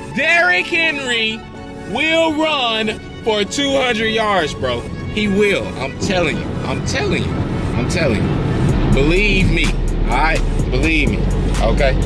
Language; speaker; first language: English; native; English